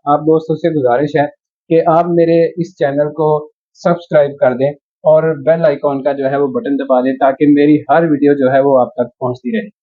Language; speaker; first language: Urdu; non-native, local second language; Punjabi